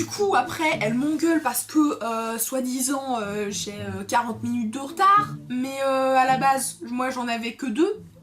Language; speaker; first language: French; native; French